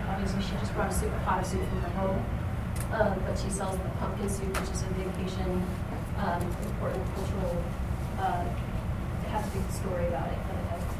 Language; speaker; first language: English; native; English